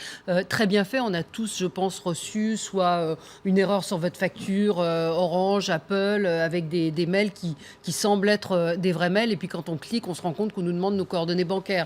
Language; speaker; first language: French; native; French